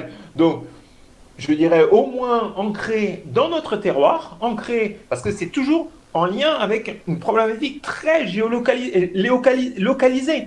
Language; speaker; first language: French; native; French